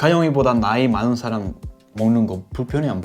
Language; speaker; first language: Korean; non-native, fluent; Spanish